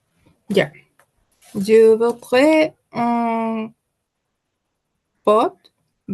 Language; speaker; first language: French; non-native, learner; Spanish